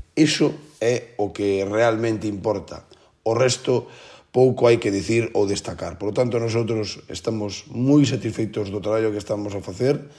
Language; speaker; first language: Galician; native; Galician